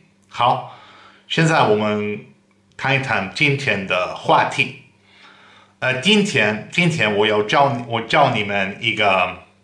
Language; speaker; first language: Chinese; non-native, fluent; Dutch